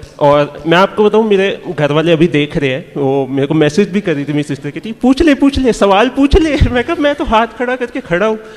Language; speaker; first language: Hindi; native; Hindi